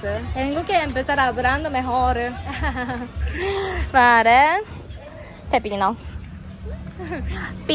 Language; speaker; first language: Spanish; non-native, learner; Japanese